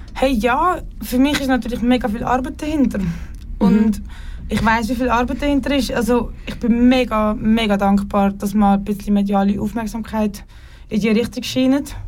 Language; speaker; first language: German; native; German